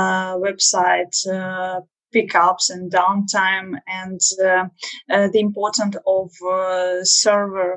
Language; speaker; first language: English; non-native, learner; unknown